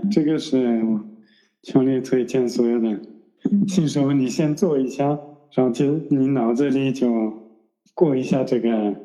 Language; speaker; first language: Chinese; non-native, fluent; French